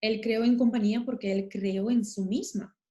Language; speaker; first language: Spanish; non-native, learner; Russian